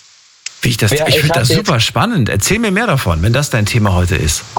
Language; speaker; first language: German; native; German